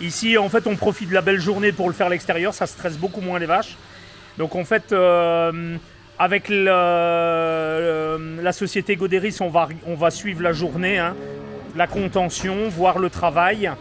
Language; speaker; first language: French; native; French